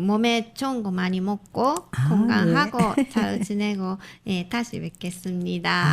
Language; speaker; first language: Korean; non-native, fluent; Japanese